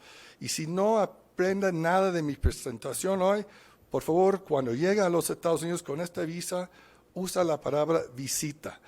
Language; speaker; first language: Spanish; non-native, fluent; English